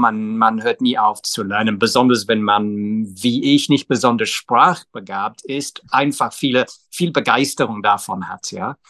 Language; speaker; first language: German; non-native, fluent; English